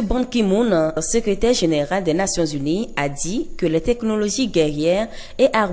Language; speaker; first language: French; non-native, local second language; Ewe